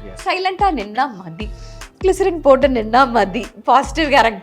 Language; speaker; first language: Malayalam; non-native, learner; Tamil